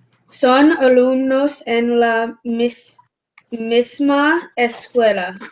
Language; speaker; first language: Spanish; non-native, learner; English